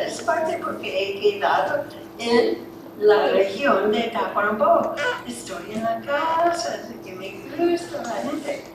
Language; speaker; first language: Spanish; non-native, fluent; English